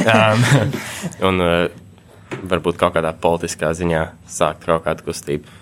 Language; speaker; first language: Latvian; early bilingual, heritage; Latvian